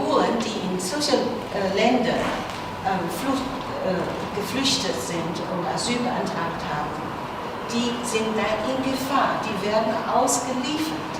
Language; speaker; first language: German; non-native, fluent; Chinese